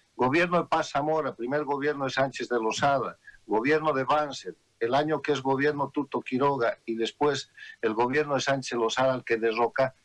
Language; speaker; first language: Spanish; native; Spanish